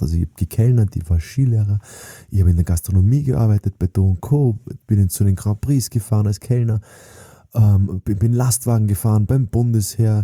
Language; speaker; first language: German; native; German